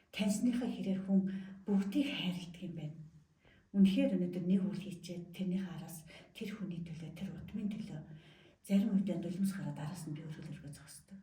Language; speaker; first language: Mongolian; native; Mongolian